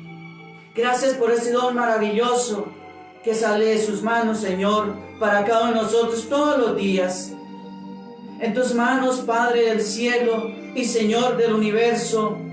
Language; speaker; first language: Spanish; native; Spanish